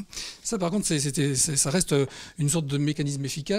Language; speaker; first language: French; native; French